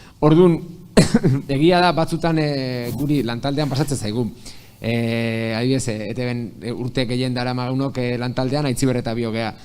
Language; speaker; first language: Basque; native; Basque